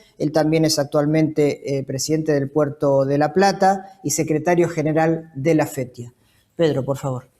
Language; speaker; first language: Spanish; native; Spanish